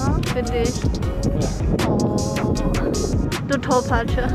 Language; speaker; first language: German; non-native, fluent; Chinese